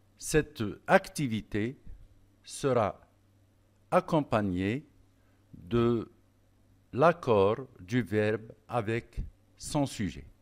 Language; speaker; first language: French; non-native, local second language; Arabic